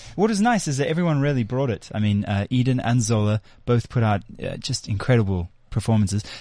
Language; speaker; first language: English; native; English